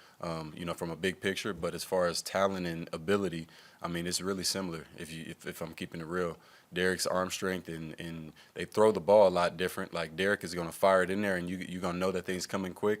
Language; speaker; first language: English; native; English